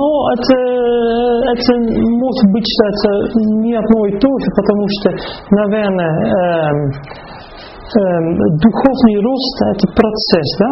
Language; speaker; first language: Russian; non-native, fluent; Dutch